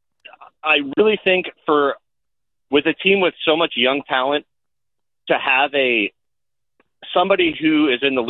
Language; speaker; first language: English; native; English